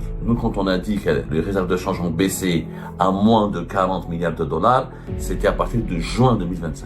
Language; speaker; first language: French; non-native, local second language; Arabic